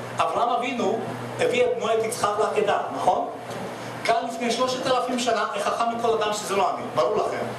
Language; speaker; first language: Hebrew; non-native, fluent; Russian